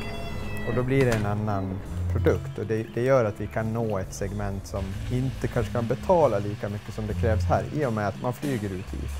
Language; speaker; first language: Swedish; native; Swedish